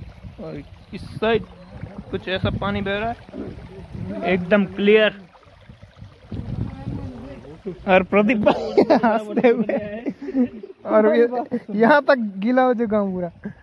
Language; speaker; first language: Hindi; non-native, local second language; Gujarati